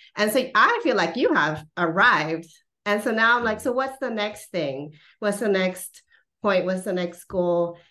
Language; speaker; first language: English; early bilingual, other home language; Spanish